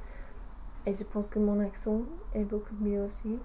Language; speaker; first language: French; non-native, learner; English